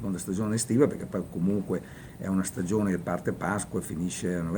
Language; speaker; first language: Italian; native; Italian